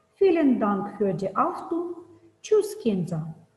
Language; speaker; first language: German; non-native, fluent; Ukrainian